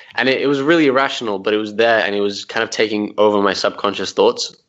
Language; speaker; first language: English; early bilingual, other home language; Arabic